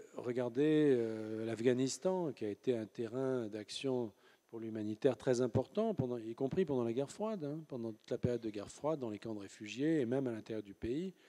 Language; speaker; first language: French; native; French